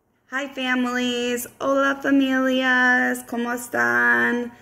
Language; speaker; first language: Spanish; non-native, learner; English